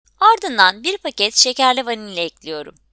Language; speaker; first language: Turkish; native; Turkish